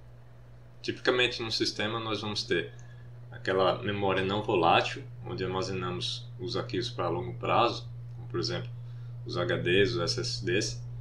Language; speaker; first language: Portuguese; native; Portuguese